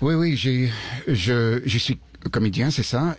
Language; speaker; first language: French; early bilingual, heritage; English